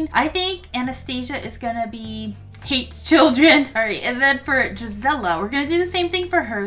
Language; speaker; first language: English; native; English